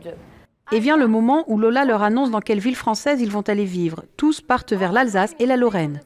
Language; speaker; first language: French; native; French